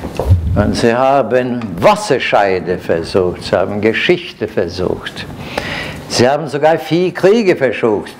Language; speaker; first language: German; non-native, fluent; Norwegian